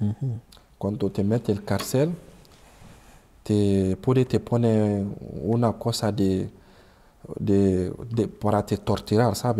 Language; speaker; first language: Spanish; non-native, learner; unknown